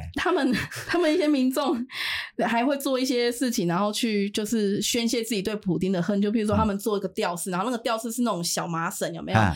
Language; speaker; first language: Chinese; non-native, local second language; Min Nan Chinese